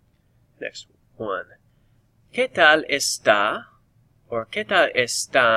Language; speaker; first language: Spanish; non-native, fluent; English